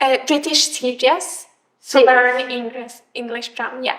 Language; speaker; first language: English; non-native, fluent; Polish